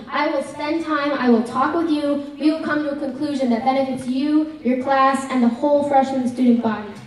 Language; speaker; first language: English; native; English